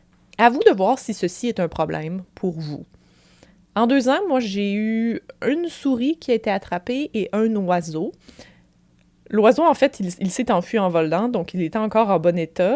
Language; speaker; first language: French; native; French